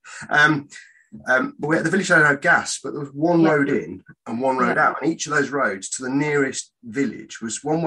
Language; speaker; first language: English; native; English